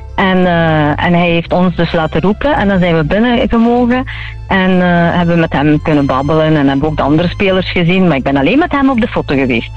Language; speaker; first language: Dutch; early bilingual, other home language; Italian